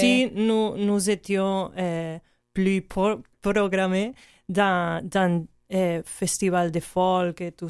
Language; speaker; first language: French; non-native, learner; Catalan